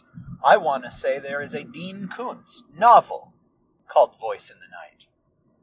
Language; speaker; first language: English; native; English